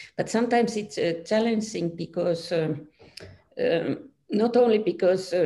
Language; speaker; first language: English; non-native, fluent; Finnish